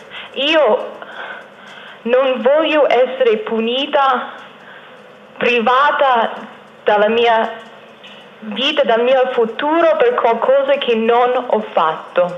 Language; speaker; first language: Italian; non-native, fluent; English